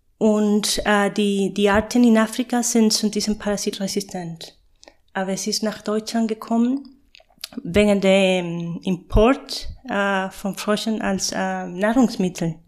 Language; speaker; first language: German; non-native, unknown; Spanish